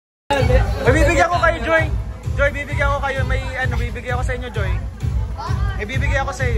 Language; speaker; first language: Filipino; native; Filipino